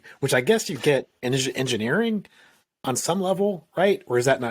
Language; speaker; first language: English; native; English